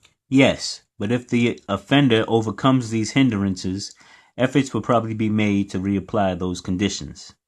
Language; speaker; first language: English; native; English